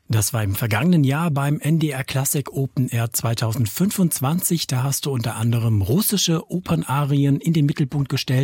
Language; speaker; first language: German; native; German